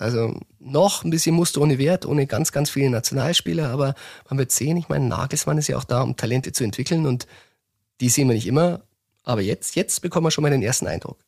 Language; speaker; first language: German; native; German